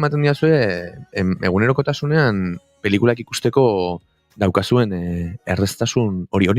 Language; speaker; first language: Basque; native; Basque